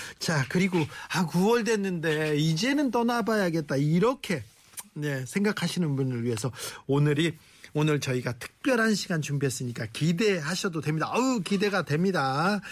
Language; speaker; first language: Korean; native; Korean